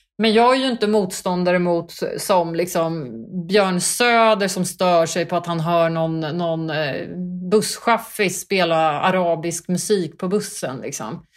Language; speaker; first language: Swedish; early bilingual, other home language; Kurdish